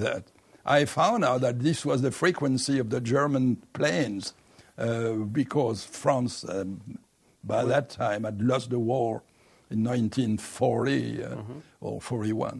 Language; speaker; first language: English; non-native, fluent; French